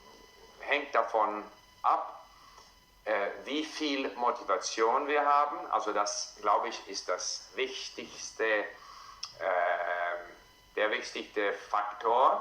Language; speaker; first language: German; non-native, fluent; English